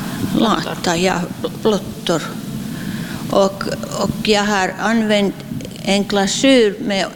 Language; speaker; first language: Swedish; non-native, local second language; Finnish